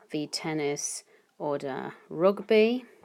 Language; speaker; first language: German; non-native, fluent; English